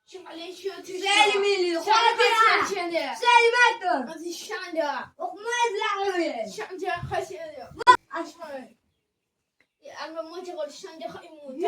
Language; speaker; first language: Arabic; non-native, learner; Bangla